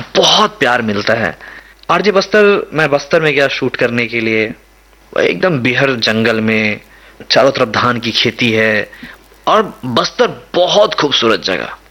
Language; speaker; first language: Hindi; non-native, local second language; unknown